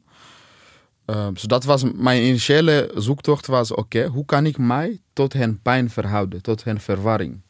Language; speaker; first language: Dutch; non-native, fluent; Swahili